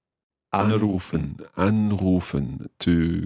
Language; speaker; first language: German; non-native, learner; English